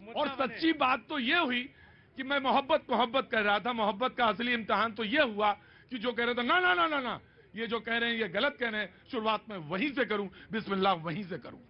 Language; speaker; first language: Hindi; native; Hindi